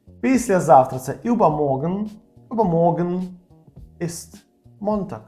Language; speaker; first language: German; non-native, fluent; Ukrainian